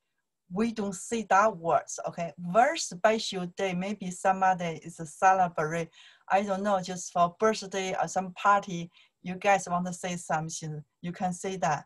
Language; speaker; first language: English; non-native, learner; Chinese